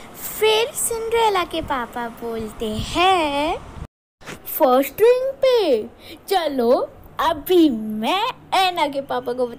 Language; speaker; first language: Hindi; native; Hindi